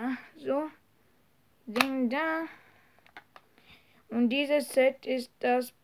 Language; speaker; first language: German; non-native, learner; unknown